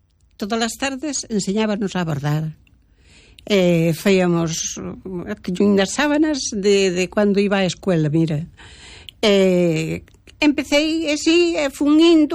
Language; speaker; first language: Galician; native; Galician